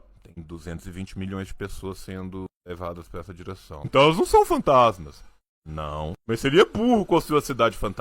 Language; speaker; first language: Portuguese; native; Portuguese